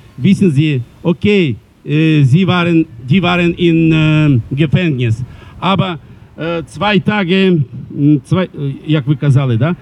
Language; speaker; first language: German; non-native, learner; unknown